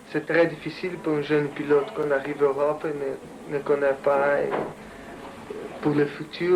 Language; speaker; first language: French; non-native, learner; Portuguese